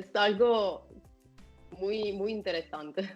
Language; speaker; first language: Spanish; non-native, fluent; Italian